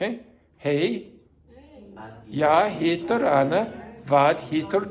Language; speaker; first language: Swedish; non-native, learner; English